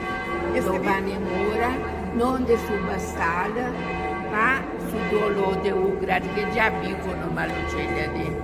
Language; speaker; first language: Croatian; early bilingual, heritage; Croatian